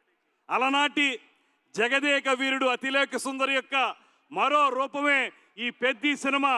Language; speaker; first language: Telugu; native; Telugu